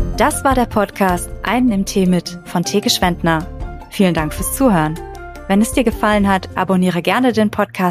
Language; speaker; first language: German; native; German